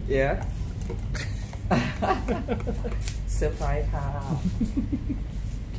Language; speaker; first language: English; non-native, learner; Thai